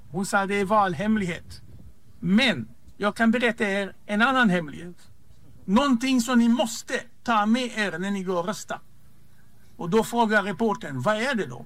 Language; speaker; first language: Swedish; non-native, fluent; Hebrew